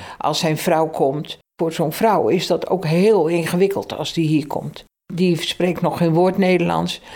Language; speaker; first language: Dutch; native; Dutch